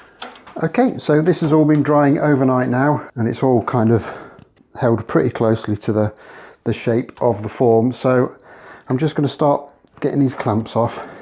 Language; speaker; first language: English; native; English